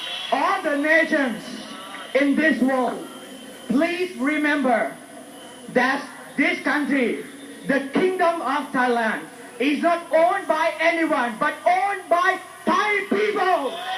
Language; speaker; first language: English; non-native, fluent; Thai